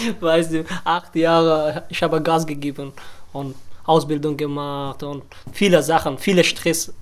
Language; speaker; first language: German; non-native, learner; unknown